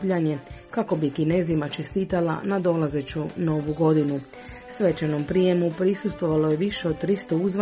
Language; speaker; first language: Croatian; native; Croatian